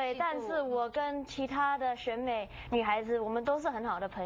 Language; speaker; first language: Chinese; early bilingual, heritage; Chinese